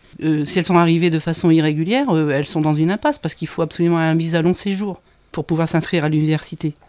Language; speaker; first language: French; native; French